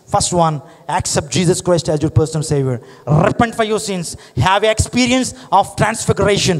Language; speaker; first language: English; non-native, local second language; Telugu